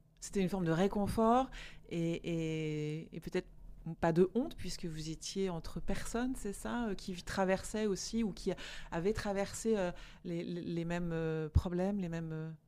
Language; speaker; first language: French; native; French